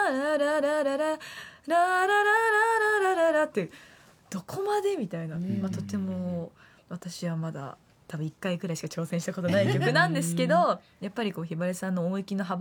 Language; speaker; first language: Japanese; native; Japanese